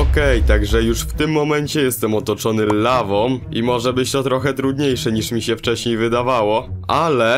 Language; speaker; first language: Polish; native; Polish